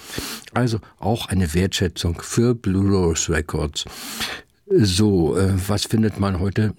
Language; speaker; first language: German; native; German